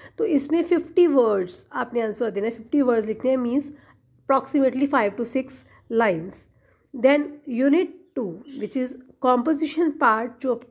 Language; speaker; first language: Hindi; non-native, local second language; Punjabi